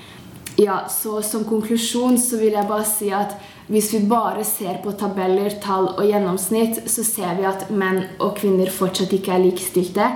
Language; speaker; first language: Norwegian; non-native, fluent; Hungarian